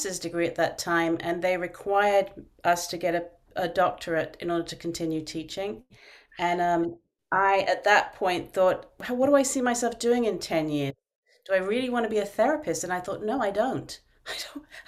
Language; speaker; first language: English; native; English